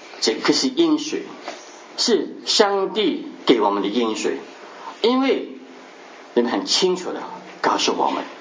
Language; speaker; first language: Chinese; non-native, local second language; Cantonese